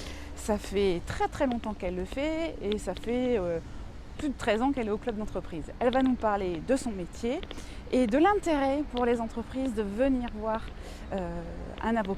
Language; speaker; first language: French; native; French